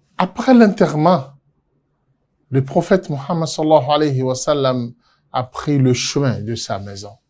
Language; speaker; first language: French; non-native, local second language; Yoruba